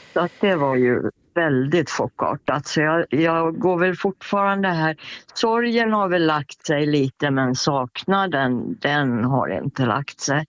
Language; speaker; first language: Swedish; native; Swedish